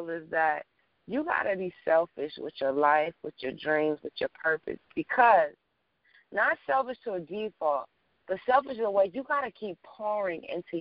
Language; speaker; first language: English; native; English